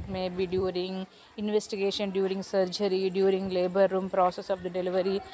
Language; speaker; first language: English; non-native, local second language; Telugu